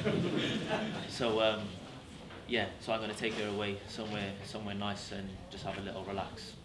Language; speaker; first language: English; native; English